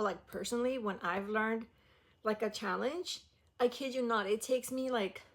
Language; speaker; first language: English; early bilingual, other home language; Spanish